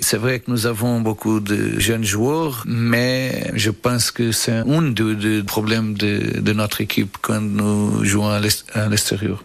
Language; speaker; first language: French; non-native, learner; Portuguese